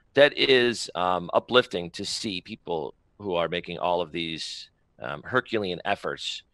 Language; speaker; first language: English; native; English